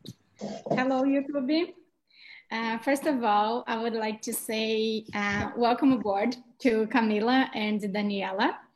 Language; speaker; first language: English; non-native, learner; Portuguese